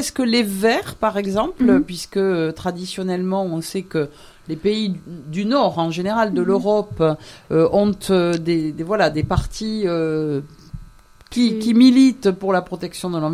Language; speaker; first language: French; native; French